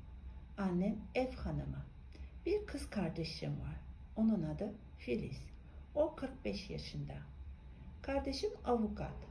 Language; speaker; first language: Turkish; non-native, fluent; Kazakh